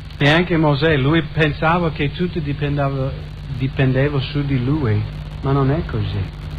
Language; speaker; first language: Italian; non-native, fluent; English